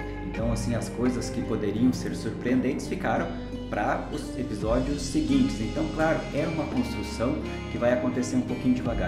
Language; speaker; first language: Portuguese; native; Portuguese